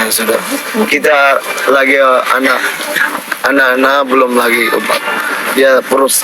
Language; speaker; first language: Indonesian; non-native, learner; Rohingya